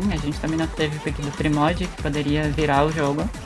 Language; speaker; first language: Portuguese; native; Portuguese